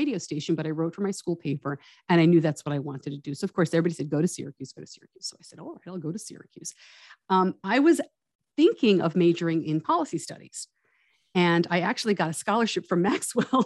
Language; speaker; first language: English; native; English